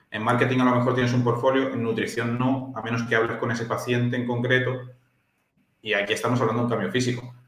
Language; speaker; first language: Spanish; native; Spanish